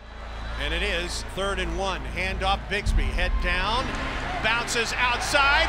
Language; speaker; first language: English; native; English